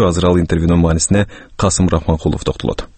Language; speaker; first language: Kyrgyz; native; Kyrgyz